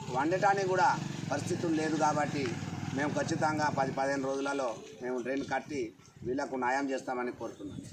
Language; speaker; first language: Telugu; native; Telugu